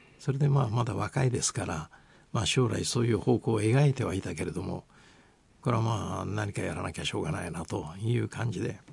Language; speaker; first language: Japanese; native; Japanese